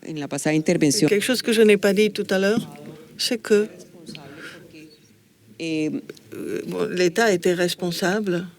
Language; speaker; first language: French; non-native, fluent; Spanish